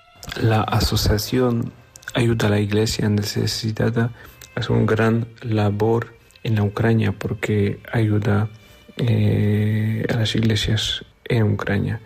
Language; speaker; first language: Spanish; non-native, fluent; Polish